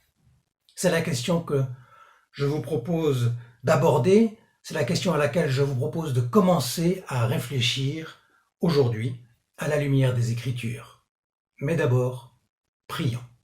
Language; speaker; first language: French; native; French